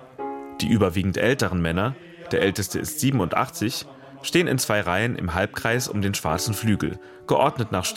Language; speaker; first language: German; native; German